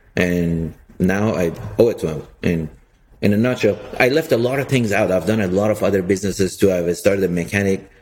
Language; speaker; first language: English; early bilingual, other home language; Persian